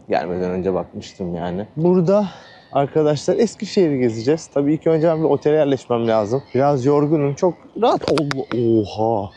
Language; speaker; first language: Turkish; native; Turkish